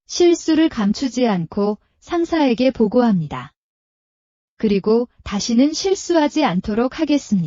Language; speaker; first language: Korean; non-native, learner; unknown